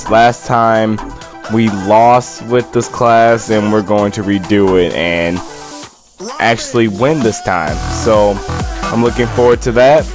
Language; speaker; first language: English; native; English